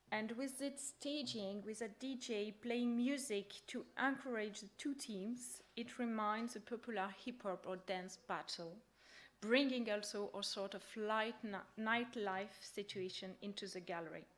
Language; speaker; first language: English; non-native, fluent; French